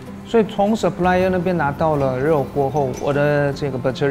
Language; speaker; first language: Chinese; non-native, fluent; Korean